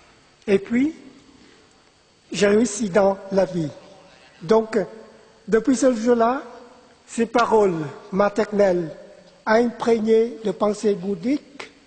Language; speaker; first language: French; non-native, fluent; Vietnamese